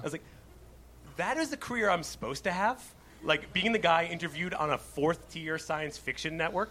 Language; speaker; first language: English; native; English